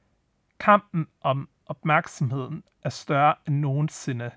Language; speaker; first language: Danish; native; Danish